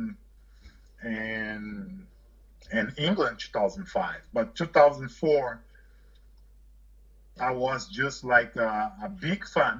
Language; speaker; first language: English; non-native, learner; Portuguese